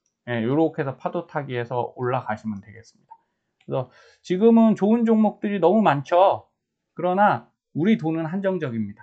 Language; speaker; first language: Korean; native; Korean